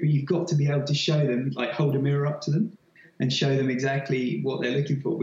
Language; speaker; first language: English; native; English